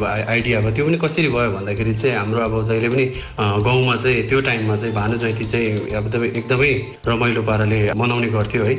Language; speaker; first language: Nepali; native; Nepali